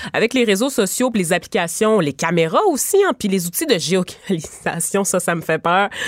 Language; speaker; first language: French; native; French